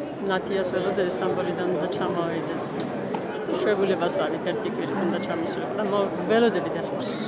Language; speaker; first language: Georgian; native; Georgian